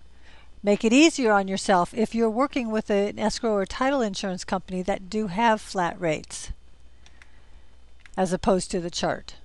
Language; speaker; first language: English; native; English